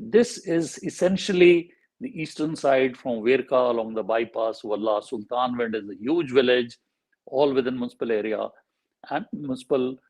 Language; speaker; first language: English; non-native, local second language; Punjabi